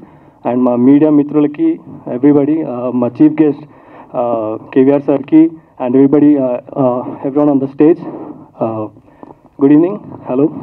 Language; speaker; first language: Telugu; native; Telugu